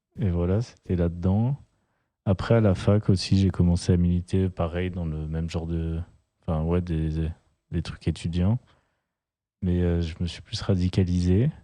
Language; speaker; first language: French; native; French